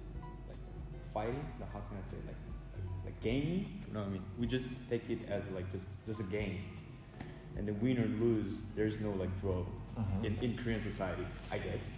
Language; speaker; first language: English; non-native, fluent; Korean